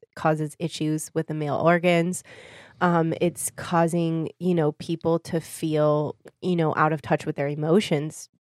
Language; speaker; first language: English; native; English